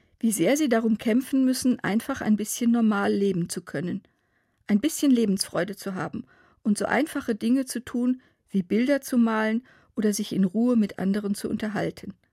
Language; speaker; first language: German; native; German